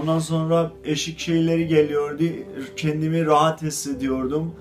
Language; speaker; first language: Turkish; non-native, fluent; Azerbaijani